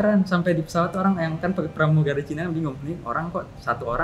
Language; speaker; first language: Indonesian; native; Indonesian